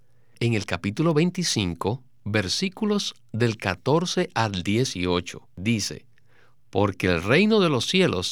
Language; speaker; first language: Spanish; native; Spanish